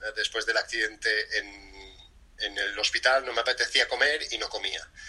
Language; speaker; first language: Spanish; early bilingual, other home language; English